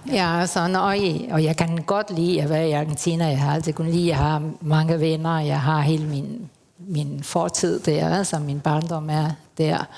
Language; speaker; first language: Danish; non-native, fluent; Spanish